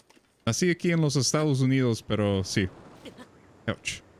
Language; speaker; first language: Spanish; non-native, fluent; English